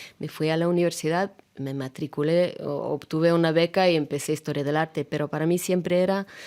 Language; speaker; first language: Spanish; non-native, fluent; Russian